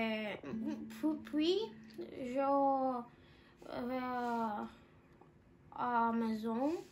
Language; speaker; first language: French; non-native, learner; Russian